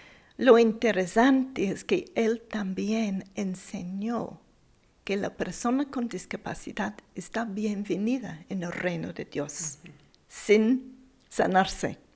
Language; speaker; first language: Spanish; non-native, fluent; English